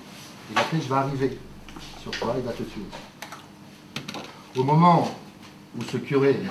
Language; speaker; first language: French; native; French